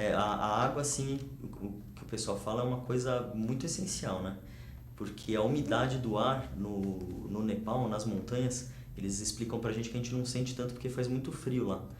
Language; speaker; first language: Portuguese; native; Portuguese